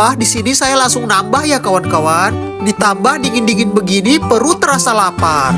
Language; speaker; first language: Indonesian; native; Indonesian